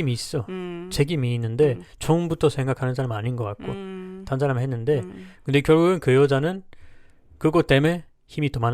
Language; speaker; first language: Korean; non-native, learner; French